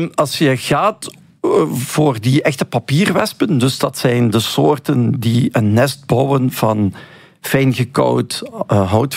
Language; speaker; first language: Dutch; native; Dutch